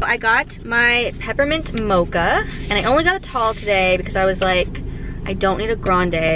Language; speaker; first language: English; native; English